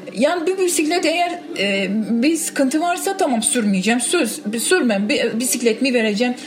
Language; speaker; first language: Turkish; non-native, local second language; Kurdish